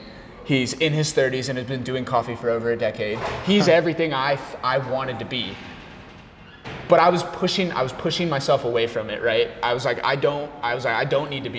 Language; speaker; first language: English; native; English